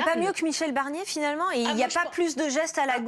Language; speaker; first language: French; native; French